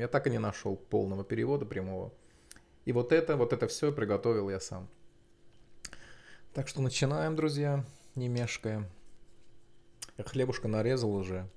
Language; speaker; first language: Russian; non-native, fluent; Azerbaijani